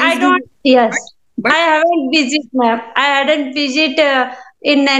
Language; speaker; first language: English; non-native, learner; Hindi